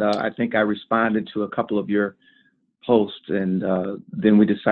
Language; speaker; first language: English; native; English